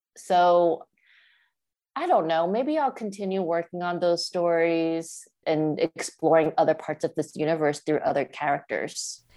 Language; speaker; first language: English; early bilingual, other home language; Chinese